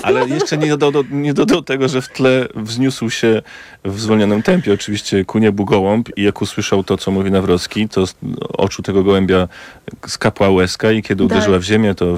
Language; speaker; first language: Polish; native; Polish